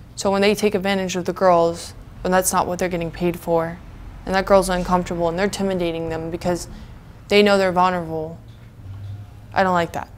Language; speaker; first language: English; native; English